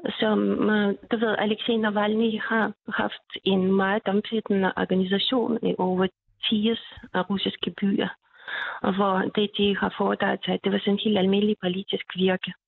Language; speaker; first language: Danish; non-native, fluent; Russian